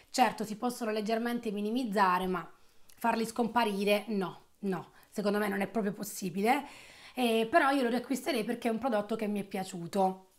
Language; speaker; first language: Italian; native; Italian